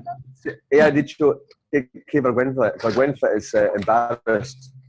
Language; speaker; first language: Spanish; non-native, learner; English